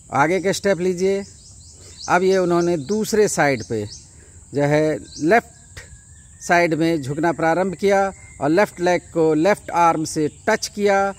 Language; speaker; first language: Hindi; native; Hindi